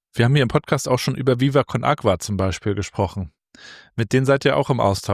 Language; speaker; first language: German; native; German